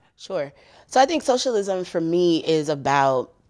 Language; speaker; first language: English; native; English